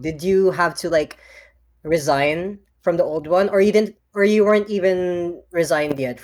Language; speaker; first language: English; non-native, local second language; Filipino